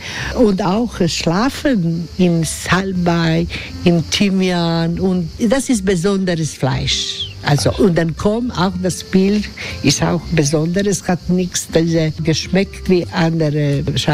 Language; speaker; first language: German; non-native, learner; Croatian